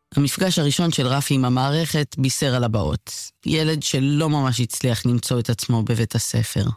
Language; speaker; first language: Hebrew; native; Hebrew